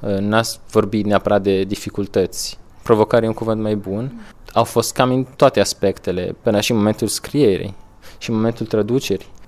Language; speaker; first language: Romanian; non-native, fluent; Italian